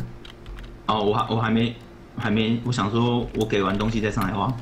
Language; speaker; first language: Chinese; native; Chinese